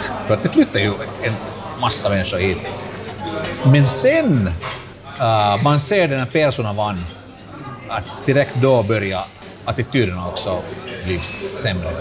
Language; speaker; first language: Swedish; non-native, local second language; Finnish